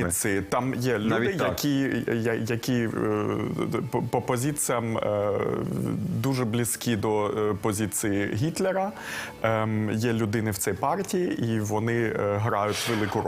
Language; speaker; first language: Ukrainian; early bilingual, heritage; Ukrainian